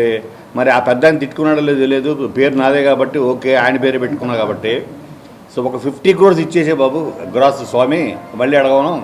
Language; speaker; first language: Telugu; native; Telugu